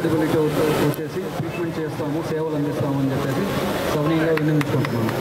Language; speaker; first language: Telugu; native; Telugu